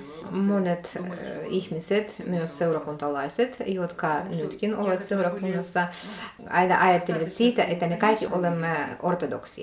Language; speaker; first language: Finnish; non-native, fluent; Russian